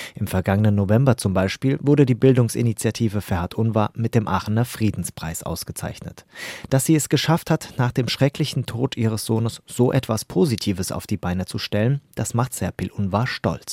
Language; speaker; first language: German; native; German